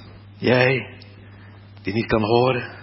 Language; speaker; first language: Dutch; native; Dutch